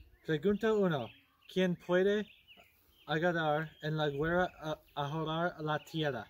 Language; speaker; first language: Spanish; non-native, learner; English